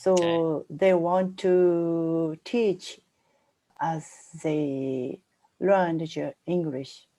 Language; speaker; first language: English; non-native, fluent; Japanese